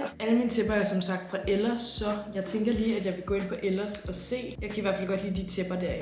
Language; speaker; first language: Danish; native; Danish